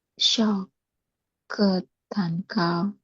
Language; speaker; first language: Chinese; non-native, learner; Indonesian